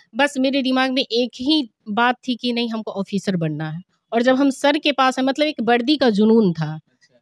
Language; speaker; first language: Hindi; native; Hindi